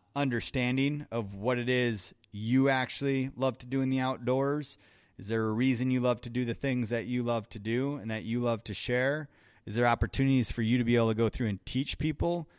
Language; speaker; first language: English; native; English